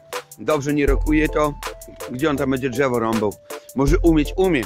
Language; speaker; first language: Polish; native; Polish